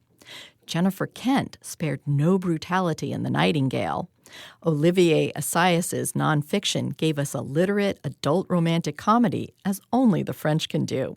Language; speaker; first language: English; native; English